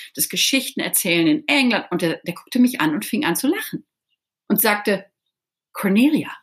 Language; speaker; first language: German; native; German